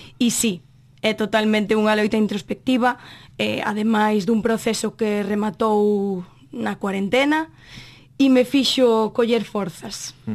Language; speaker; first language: Galician; native; Galician